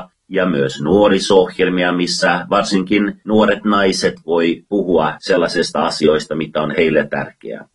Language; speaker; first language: Finnish; non-native, fluent; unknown